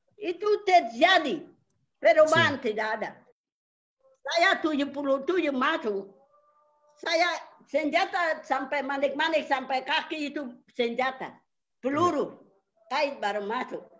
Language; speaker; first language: Indonesian; non-native, local second language; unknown